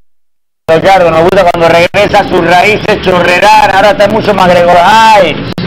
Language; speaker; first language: Spanish; native; Spanish